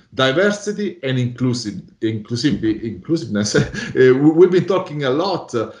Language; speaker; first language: English; non-native, fluent; Italian